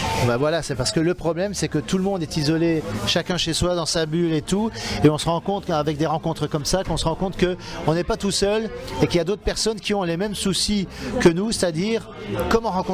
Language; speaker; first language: French; native; French